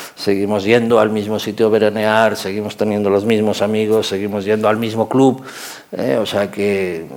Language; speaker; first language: Spanish; native; Spanish